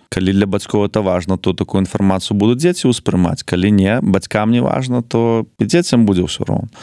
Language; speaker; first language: Belarusian; non-native, local second language; Russian